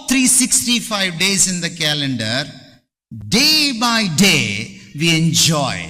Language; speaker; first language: English; non-native, local second language; Telugu